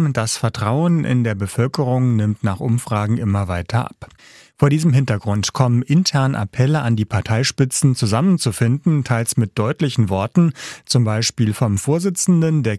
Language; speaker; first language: German; native; German